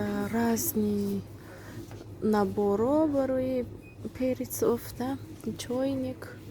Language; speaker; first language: Russian; non-native, local second language; Tajik